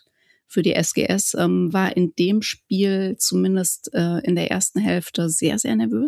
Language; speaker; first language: German; native; German